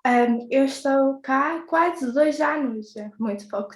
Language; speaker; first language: Portuguese; early bilingual, heritage; English